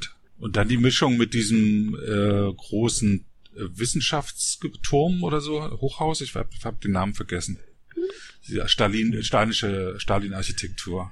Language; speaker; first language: German; native; German